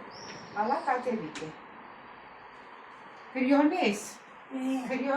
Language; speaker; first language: Greek; non-native, learner; Armenian